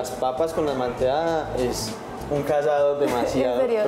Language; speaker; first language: Spanish; native; Spanish